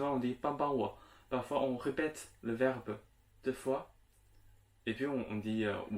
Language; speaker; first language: French; non-native, fluent; Chinese